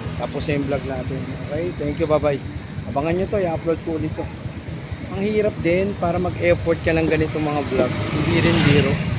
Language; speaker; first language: Filipino; native; Filipino